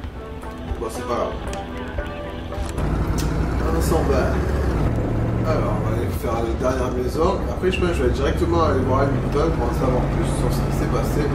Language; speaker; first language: French; native; French